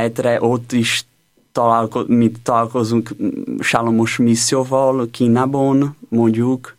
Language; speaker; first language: Hungarian; non-native, learner; Portuguese